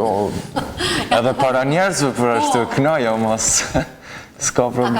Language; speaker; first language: Albanian; early bilingual, heritage; Albanian